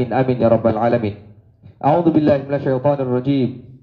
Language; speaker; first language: Indonesian; native; Indonesian